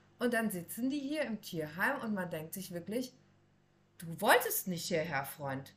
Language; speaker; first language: German; native; German